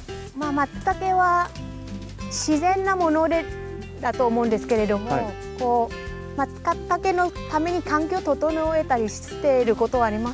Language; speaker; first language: Japanese; non-native, fluent; Vietnamese